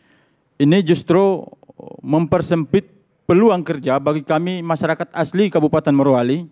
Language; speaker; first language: Indonesian; native; Indonesian